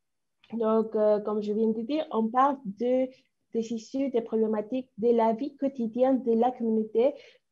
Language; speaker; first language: French; non-native, fluent; Spanish